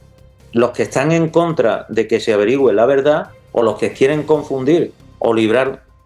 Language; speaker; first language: Spanish; native; Spanish